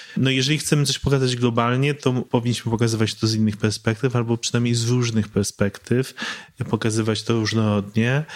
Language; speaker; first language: Polish; native; Polish